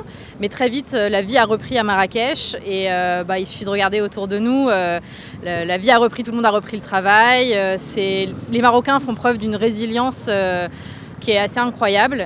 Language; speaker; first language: French; native; French